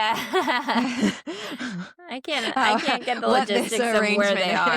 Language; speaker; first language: English; native; English